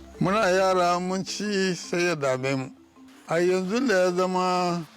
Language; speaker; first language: Hausa; non-native, local second language; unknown